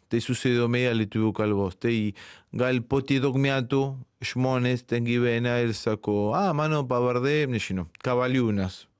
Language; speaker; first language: Lithuanian; non-native, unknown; Spanish